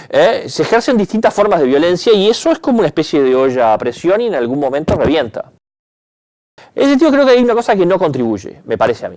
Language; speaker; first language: Spanish; native; Spanish